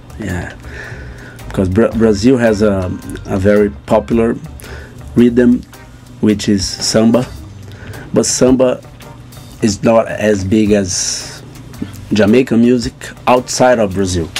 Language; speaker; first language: English; non-native, fluent; Portuguese